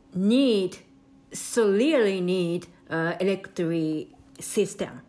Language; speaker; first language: English; non-native, learner; Japanese